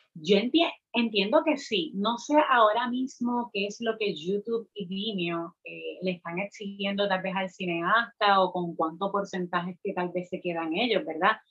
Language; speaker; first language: Spanish; native; Spanish